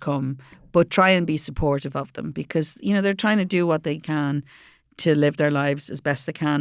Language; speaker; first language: English; native; English